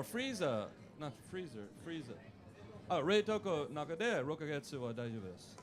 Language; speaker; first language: Japanese; non-native, learner; English